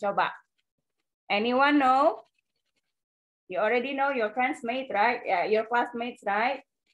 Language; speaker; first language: English; non-native, fluent; Indonesian